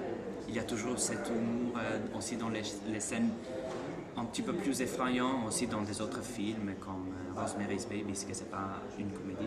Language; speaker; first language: French; non-native, fluent; Italian